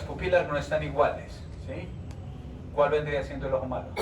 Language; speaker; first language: Spanish; native; Spanish